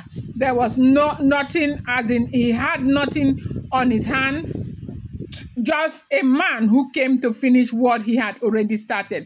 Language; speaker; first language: English; non-native, local second language; Yoruba